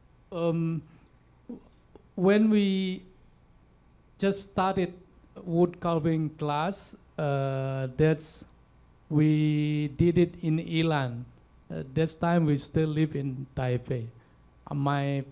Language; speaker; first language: English; non-native, fluent; Balinese